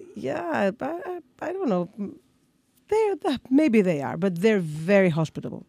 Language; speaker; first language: English; non-native, fluent; Greek